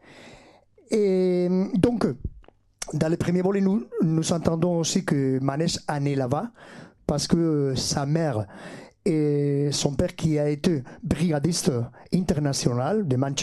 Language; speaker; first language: French; non-native, fluent; Basque